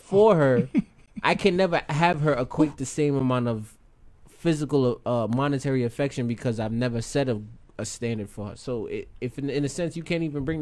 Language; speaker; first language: English; native; English